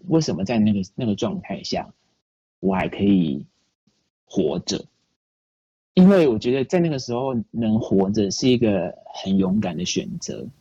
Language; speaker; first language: Chinese; native; Chinese